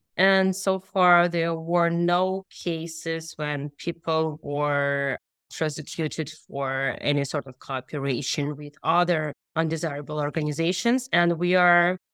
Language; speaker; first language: English; non-native, fluent; Russian